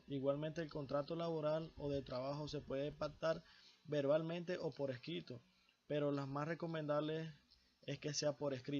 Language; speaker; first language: Spanish; native; Spanish